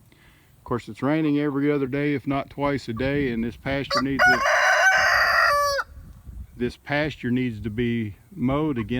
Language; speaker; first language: English; native; English